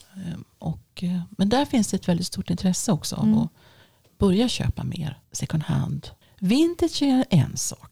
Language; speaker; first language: Swedish; early bilingual, other home language; Finnish